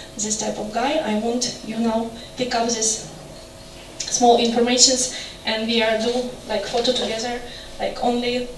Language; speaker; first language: English; non-native, learner; Russian